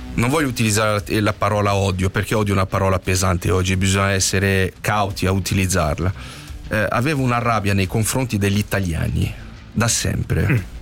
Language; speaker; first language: Italian; non-native, fluent; French